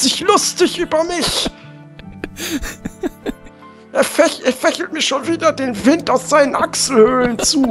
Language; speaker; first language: German; native; German